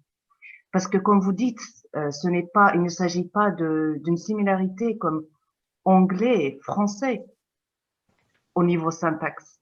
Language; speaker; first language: French; non-native, fluent; Turkish